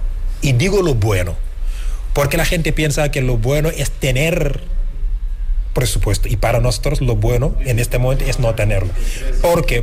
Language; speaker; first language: Spanish; non-native, fluent; Wolof